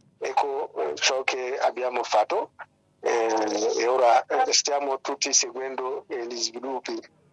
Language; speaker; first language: Italian; non-native, fluent; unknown